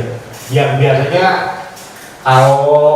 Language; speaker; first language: Indonesian; native; Indonesian